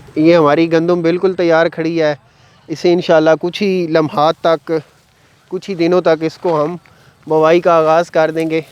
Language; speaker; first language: Urdu; non-native, local second language; Punjabi